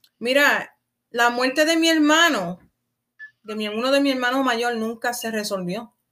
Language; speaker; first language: Spanish; early bilingual, heritage; Spanish